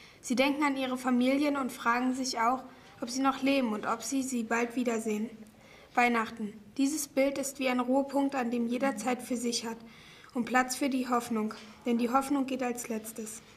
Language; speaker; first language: German; native; German